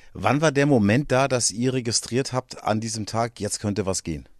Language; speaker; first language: German; native; German